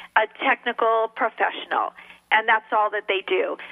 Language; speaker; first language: English; early bilingual, other home language; Spanish